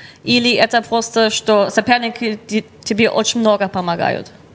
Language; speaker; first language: Russian; non-native, learner; German